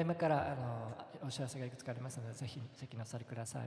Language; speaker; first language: Japanese; native; Japanese